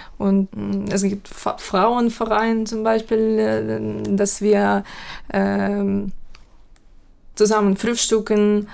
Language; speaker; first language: German; non-native, learner; Ukrainian